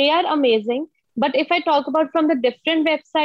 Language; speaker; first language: English; non-native, local second language; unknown